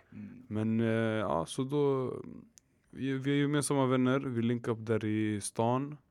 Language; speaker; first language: Swedish; early bilingual, other home language; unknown